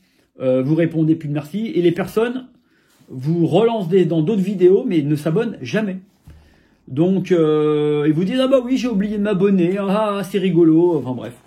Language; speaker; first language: French; native; French